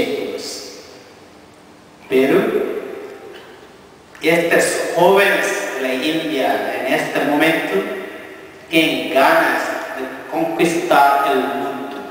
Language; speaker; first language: Spanish; non-native, fluent; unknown